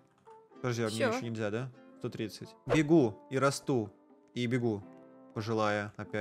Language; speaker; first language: Russian; native; Russian